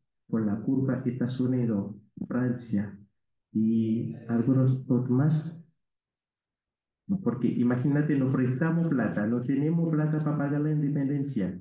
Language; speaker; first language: Spanish; non-native, learner; Haitian Creole